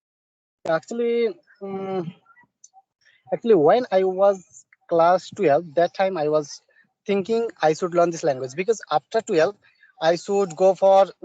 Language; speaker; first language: English; non-native, learner; Bangla